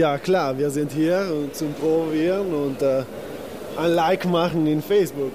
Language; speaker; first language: German; non-native, learner; Italian